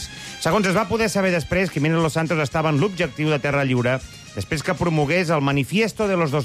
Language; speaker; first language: Catalan; native; Catalan